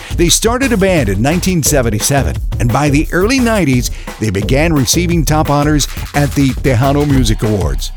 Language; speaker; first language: English; early bilingual, other home language; Spanish